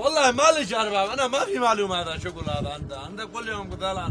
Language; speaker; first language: Arabic; non-native, learner; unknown